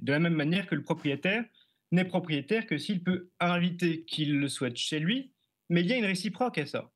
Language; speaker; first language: French; native; French